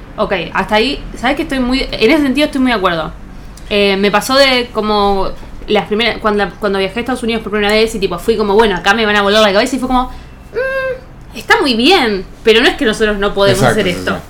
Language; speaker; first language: Spanish; native; Spanish